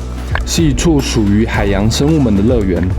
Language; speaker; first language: Chinese; native; Chinese